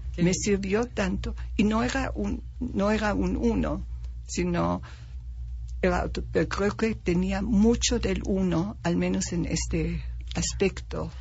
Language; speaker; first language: Spanish; non-native, fluent; German